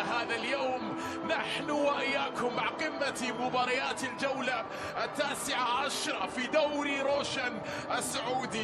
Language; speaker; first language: Arabic; native; Arabic